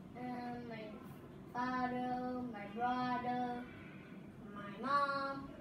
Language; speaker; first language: English; non-native, learner; Vietnamese